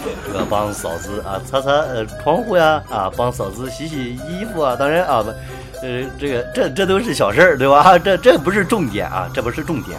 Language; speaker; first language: Chinese; native; Chinese